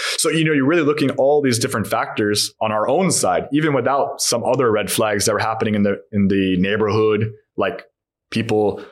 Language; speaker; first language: English; native; English